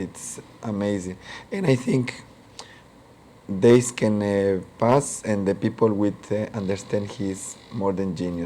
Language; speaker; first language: English; non-native, local second language; Spanish